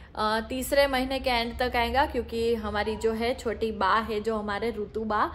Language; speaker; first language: Hindi; non-native, local second language; Gujarati